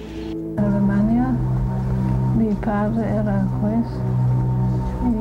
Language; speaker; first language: Spanish; non-native, fluent; German